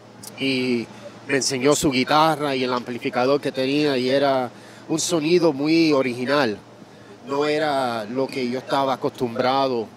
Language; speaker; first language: Spanish; early bilingual, heritage; Spanish